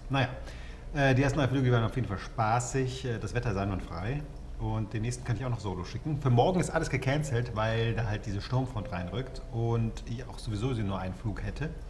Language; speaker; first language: German; native; German